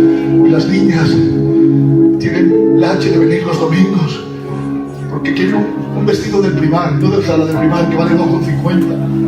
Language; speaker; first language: Spanish; native; Spanish